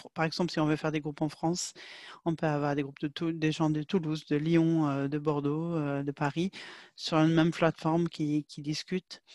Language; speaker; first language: French; non-native, fluent; Swedish